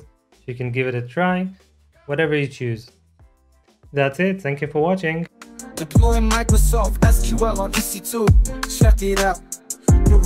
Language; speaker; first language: English; non-native, fluent; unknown